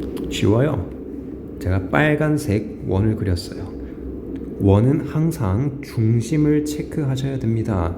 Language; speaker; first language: Korean; native; Korean